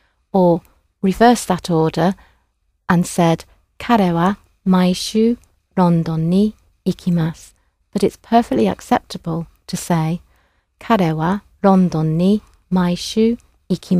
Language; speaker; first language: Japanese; non-native, fluent; English